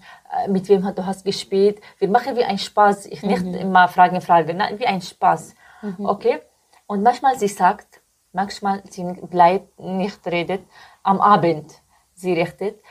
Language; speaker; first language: German; non-native, learner; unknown